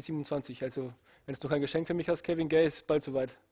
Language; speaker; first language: German; native; German